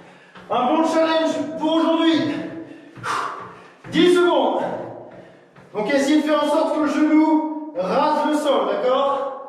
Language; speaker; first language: French; native; French